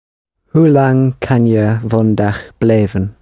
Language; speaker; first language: Dutch; non-native, learner; English